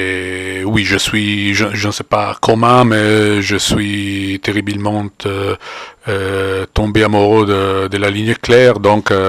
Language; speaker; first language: French; non-native, fluent; Italian